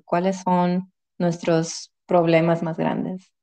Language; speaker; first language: Spanish; early bilingual, heritage; Spanish